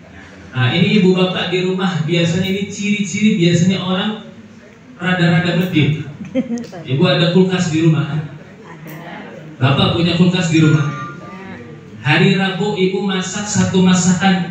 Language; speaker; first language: Indonesian; native; Indonesian